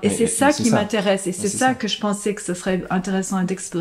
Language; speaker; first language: French; non-native, fluent; English